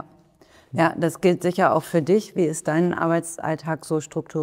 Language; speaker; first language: German; native; German